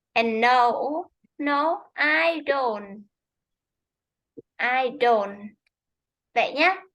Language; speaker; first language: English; non-native, fluent; Vietnamese